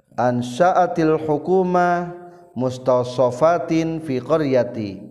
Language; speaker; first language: Arabic; non-native, fluent; Indonesian